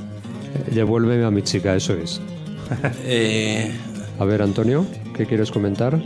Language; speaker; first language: Spanish; native; Spanish